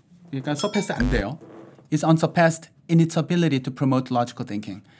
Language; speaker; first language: English; non-native, fluent; Korean